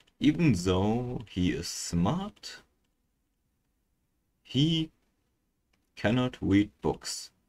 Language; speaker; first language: English; non-native, fluent; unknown